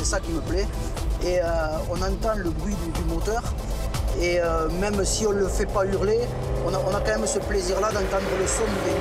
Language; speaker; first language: French; native; French